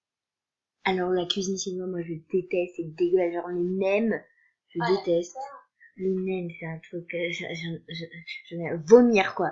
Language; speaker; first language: French; native; French